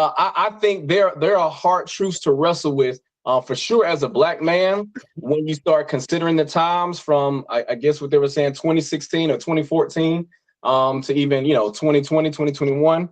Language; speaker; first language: English; native; English